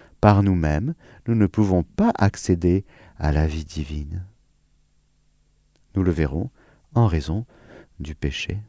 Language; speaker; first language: French; native; French